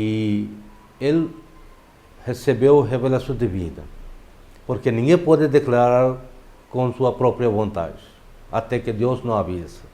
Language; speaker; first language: Portuguese; non-native, fluent; Urdu